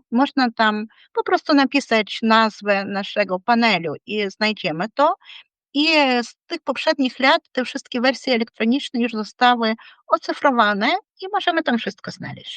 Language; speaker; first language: Polish; non-native, fluent; Ukrainian